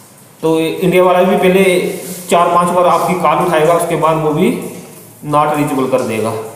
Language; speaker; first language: Hindi; native; Hindi